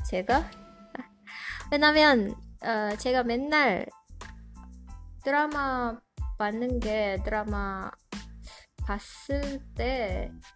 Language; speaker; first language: Korean; non-native, learner; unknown